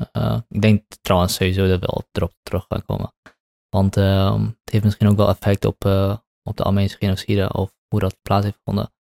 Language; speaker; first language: Dutch; early bilingual, other home language; Kurdish